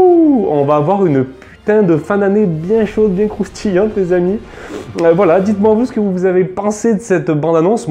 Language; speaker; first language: French; native; French